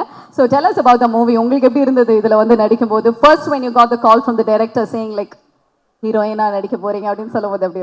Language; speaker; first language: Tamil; native; Tamil